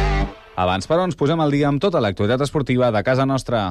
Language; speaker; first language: Catalan; native; Catalan